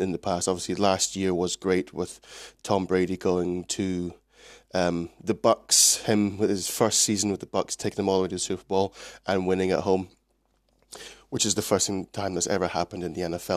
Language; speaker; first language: English; native; English